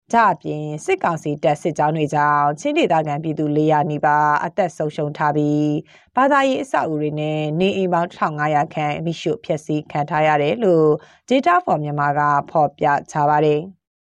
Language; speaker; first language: Burmese; native; Burmese